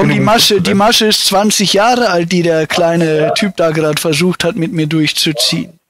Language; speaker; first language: German; native; German